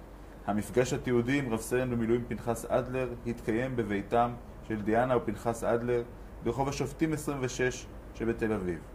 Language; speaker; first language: Hebrew; native; Hebrew